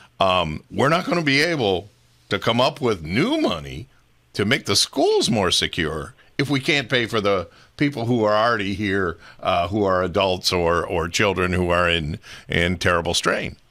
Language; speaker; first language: English; native; English